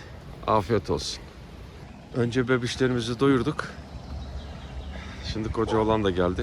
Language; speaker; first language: Turkish; native; Turkish